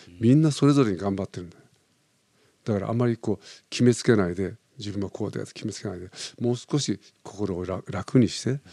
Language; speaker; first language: Japanese; native; Japanese